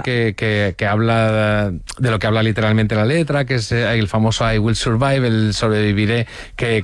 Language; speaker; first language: Spanish; native; Spanish